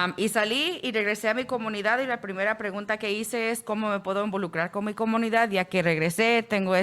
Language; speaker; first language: Spanish; early bilingual, heritage; Spanish